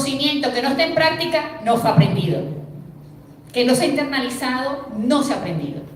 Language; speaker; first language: Spanish; native; Spanish